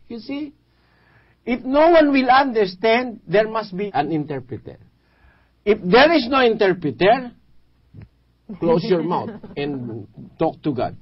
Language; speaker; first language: English; non-native, local second language; Pampanga